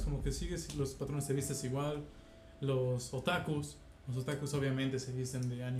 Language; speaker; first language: Spanish; native; Spanish